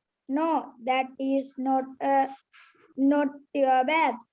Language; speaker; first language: English; non-native, learner; Sinhala